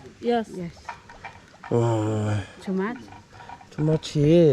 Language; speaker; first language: English; non-native, learner; Korean